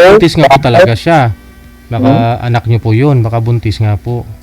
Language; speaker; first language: Filipino; native; Filipino